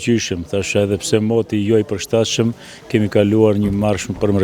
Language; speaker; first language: Albanian; native; Albanian